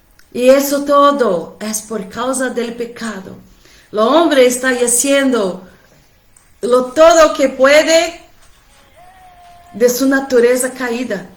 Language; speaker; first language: Spanish; non-native, fluent; Portuguese